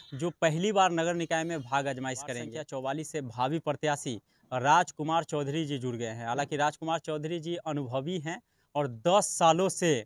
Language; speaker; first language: Hindi; native; Hindi